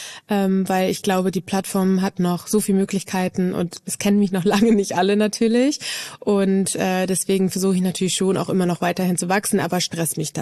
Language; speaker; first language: German; native; German